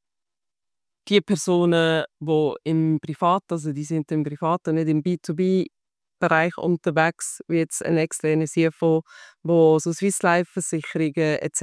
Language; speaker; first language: German; native; German